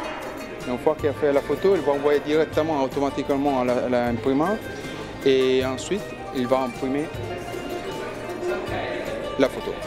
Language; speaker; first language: French; non-native, learner; Spanish